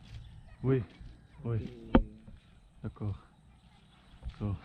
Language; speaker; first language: French; non-native, learner; Dutch